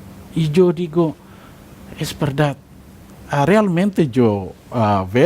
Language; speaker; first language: Spanish; non-native, learner; Indonesian